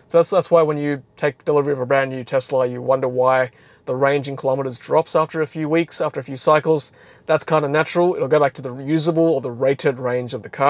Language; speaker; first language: English; native; English